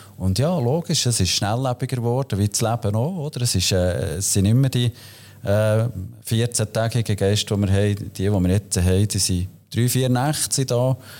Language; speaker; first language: German; native; German